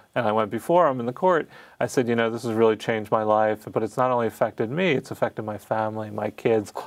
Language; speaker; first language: English; native; English